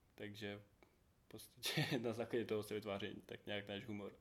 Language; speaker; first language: Czech; non-native, fluent; Ukrainian